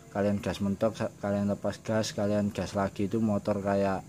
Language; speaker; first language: Indonesian; non-native, local second language; Javanese